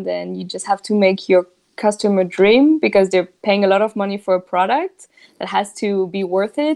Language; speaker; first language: English; non-native, fluent; French